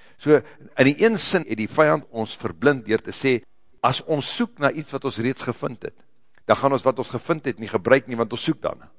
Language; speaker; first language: Afrikaans; native; Afrikaans